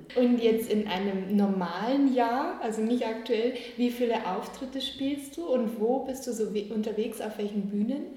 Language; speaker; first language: German; native; German